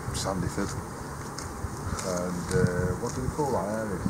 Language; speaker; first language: English; native; English